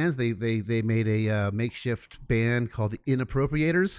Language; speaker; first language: English; native; English